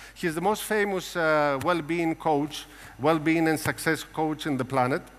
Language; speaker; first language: English; non-native, fluent; Greek